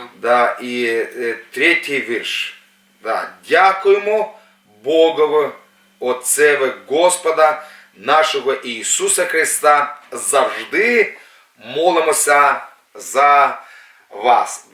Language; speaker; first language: Ukrainian; non-native, local second language; Russian